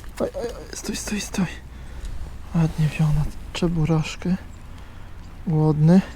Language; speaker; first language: Polish; native; Polish